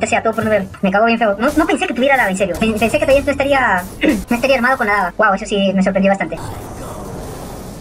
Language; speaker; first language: Spanish; native; Spanish